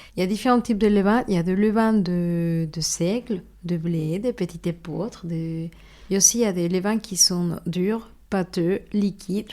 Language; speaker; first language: French; non-native, fluent; Spanish